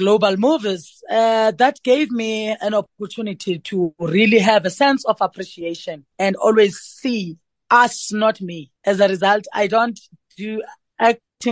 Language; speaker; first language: English; non-native, local second language; Xhosa